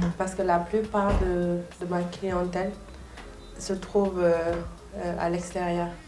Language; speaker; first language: French; non-native, local second language; Soninke